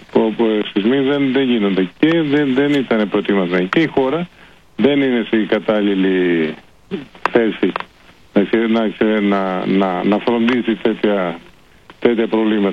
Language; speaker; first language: Greek; early bilingual, heritage; Greek